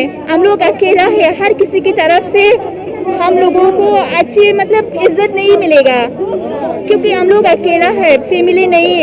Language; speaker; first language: Hindi; non-native, learner; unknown